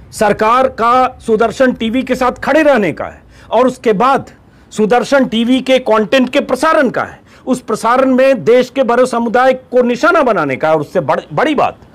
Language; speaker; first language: Hindi; native; Hindi